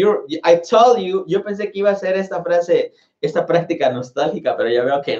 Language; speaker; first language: Spanish; native; Spanish